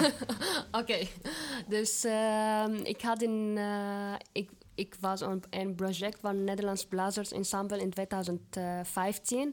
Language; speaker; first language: Dutch; non-native, fluent; Arabic